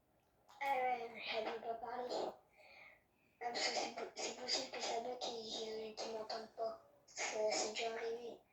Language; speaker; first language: French; native; French